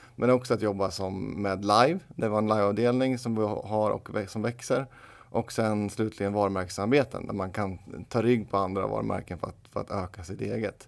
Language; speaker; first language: Swedish; native; Swedish